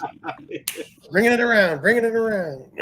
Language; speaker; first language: English; native; English